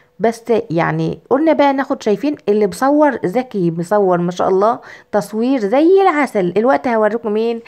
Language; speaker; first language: Arabic; native; Arabic